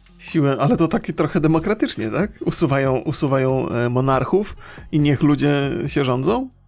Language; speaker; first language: Polish; native; Polish